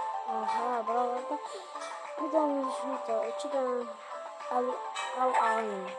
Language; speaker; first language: Turkish; non-native, learner; Azerbaijani